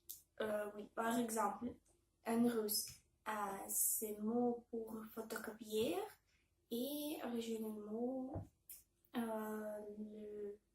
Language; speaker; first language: French; non-native, learner; Belarusian